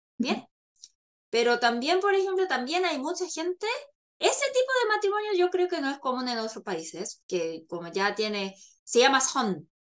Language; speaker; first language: Spanish; non-native, fluent; Korean